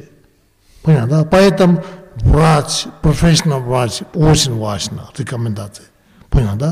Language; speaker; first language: Russian; non-native, learner; Tibetan